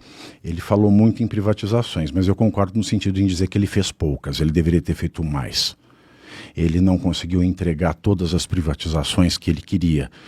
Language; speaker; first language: Portuguese; native; Portuguese